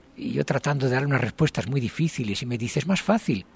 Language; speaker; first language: Spanish; native; Spanish